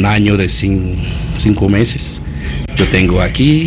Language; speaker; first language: Spanish; non-native, learner; Haitian Creole